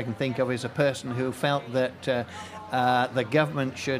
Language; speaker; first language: English; native; English